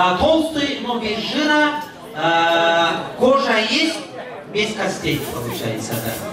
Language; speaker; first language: Russian; non-native, local second language; Kyrgyz